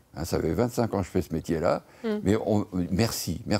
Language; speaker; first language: French; native; French